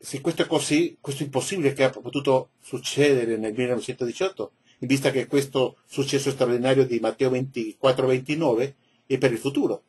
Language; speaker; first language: Italian; non-native, learner; Spanish